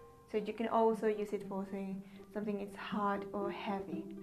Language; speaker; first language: English; non-native, fluent; Spanish